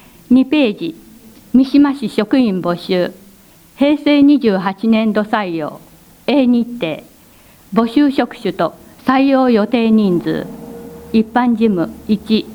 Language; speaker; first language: Japanese; native; Japanese